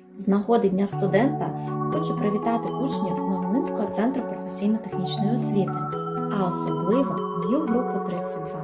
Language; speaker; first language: Ukrainian; native; Ukrainian